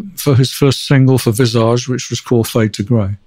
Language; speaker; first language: English; native; English